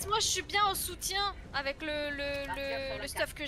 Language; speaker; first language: French; native; French